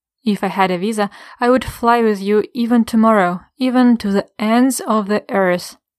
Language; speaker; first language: English; non-native, fluent; Ukrainian